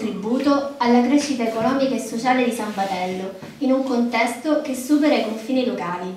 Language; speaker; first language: Italian; native; Italian